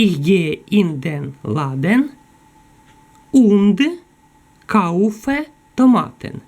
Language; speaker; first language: German; non-native, fluent; Ukrainian